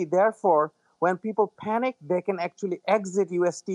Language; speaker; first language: English; non-native, local second language; Bangla